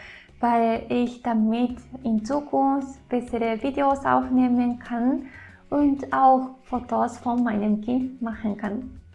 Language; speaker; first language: German; non-native, fluent; Japanese